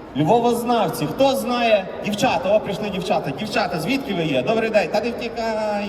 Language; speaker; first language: Ukrainian; native; Ukrainian